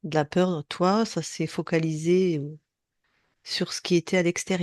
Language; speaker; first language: French; native; French